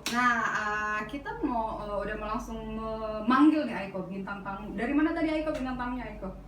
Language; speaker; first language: Indonesian; native; Indonesian